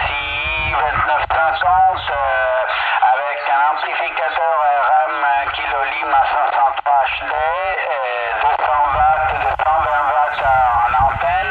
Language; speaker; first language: French; early bilingual, heritage; Italian